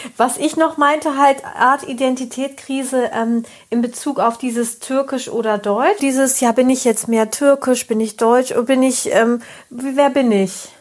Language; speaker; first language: German; native; German